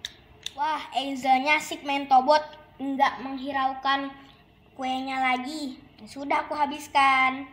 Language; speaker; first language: Indonesian; native; Indonesian